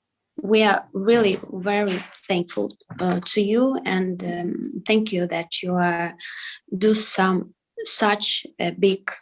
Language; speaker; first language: English; non-native, learner; Ukrainian